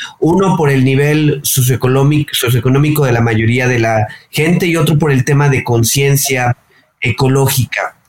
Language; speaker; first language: Spanish; native; Spanish